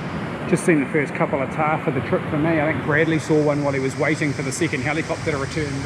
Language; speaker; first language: English; native; English